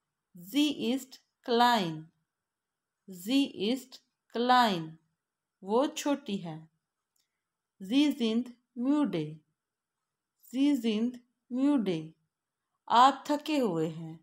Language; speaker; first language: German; non-native, fluent; Urdu